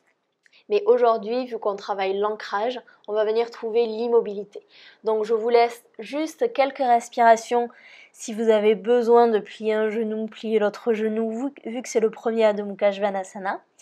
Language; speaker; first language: French; native; French